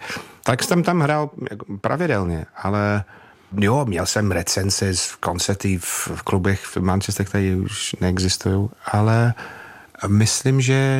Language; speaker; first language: Czech; non-native, fluent; English